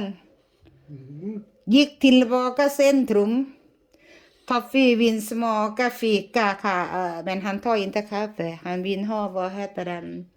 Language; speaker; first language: Swedish; non-native, learner; Thai